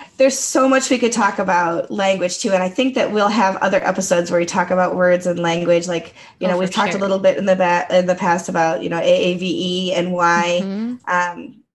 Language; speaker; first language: English; native; English